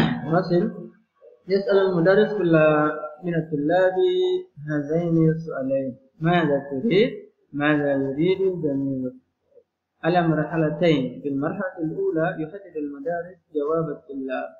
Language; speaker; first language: Arabic; non-native, fluent; Indonesian